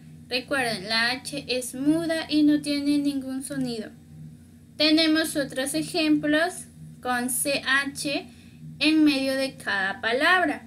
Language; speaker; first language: Spanish; native; Spanish